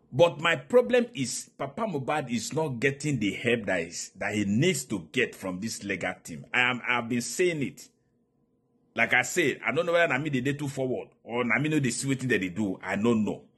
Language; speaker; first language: Nigerian Pidgin; native; Nigerian Pidgin